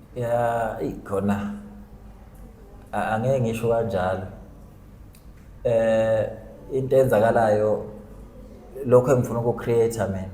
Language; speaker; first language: Zulu; native; Zulu